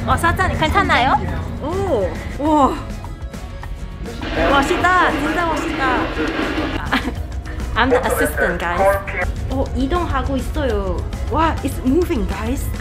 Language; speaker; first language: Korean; non-native, learner; Cantonese